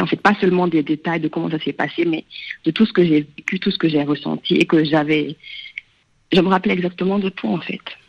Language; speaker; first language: French; non-native, local second language; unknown